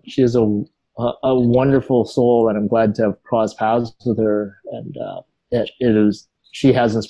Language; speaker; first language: English; native; English